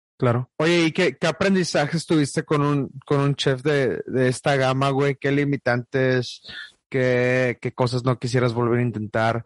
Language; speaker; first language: Spanish; native; Spanish